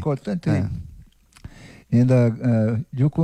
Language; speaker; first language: Italian; non-native, learner; Portuguese